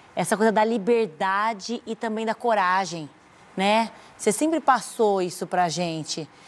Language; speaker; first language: Portuguese; native; Portuguese